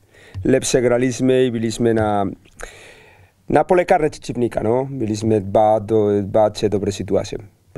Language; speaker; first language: Polish; non-native, learner; Spanish